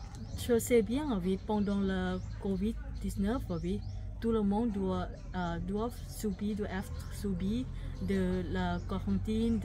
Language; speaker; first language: French; non-native, fluent; Thai